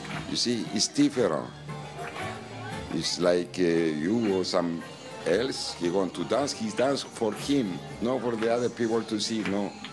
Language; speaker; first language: English; non-native, learner; Greek